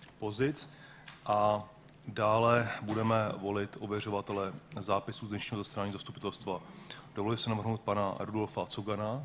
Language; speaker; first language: Czech; native; Czech